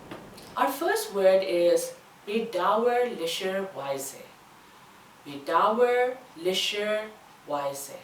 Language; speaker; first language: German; non-native, fluent; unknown